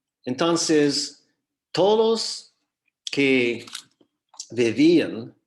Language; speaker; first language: Spanish; non-native, fluent; English